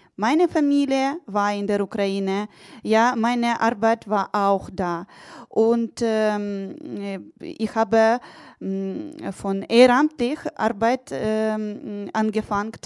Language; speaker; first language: German; non-native, learner; Ukrainian